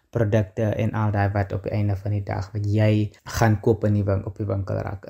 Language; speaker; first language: Afrikaans; native; Afrikaans